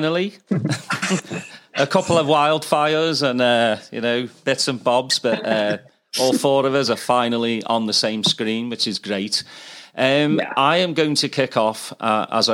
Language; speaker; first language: English; native; English